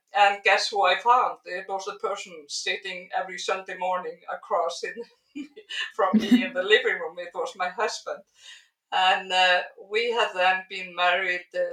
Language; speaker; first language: English; non-native, fluent; Icelandic